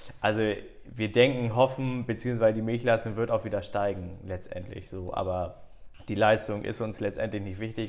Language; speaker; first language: German; native; German